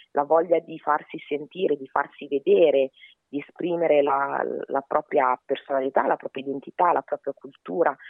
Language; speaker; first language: Italian; early bilingual, other home language; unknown